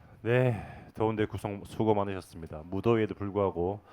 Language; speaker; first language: Korean; native; Korean